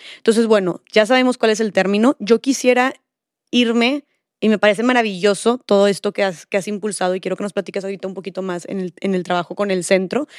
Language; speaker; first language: Spanish; native; Spanish